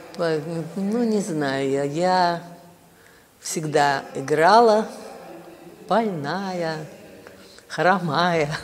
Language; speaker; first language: Russian; native; Russian